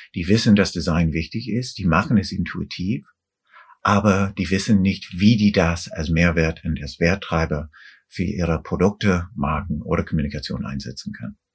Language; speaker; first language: German; non-native, fluent; English